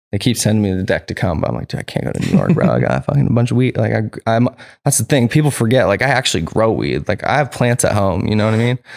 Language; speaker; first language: English; native; English